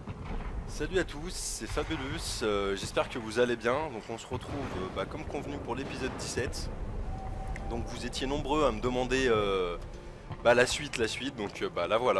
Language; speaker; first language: French; native; French